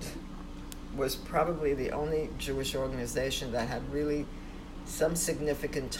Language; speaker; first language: English; early bilingual, other home language; Polish